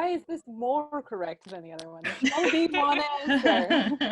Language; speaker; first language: English; native; English